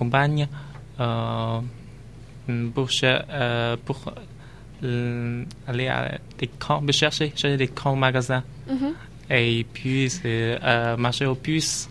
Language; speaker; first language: French; non-native, learner; Chinese